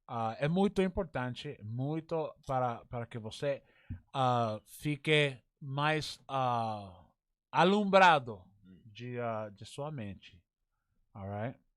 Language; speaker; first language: Portuguese; non-native, learner; English